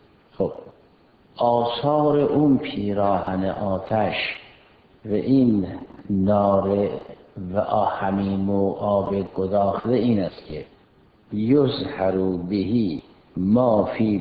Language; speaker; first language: Persian; native; Persian